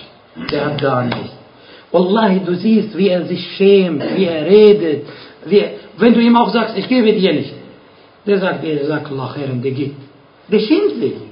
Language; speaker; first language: German; non-native, fluent; Arabic